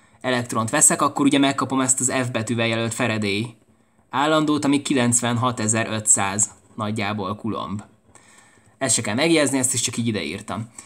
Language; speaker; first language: Hungarian; native; Hungarian